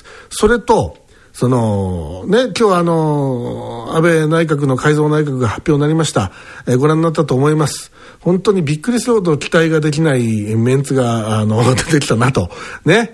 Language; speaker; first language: Japanese; native; Japanese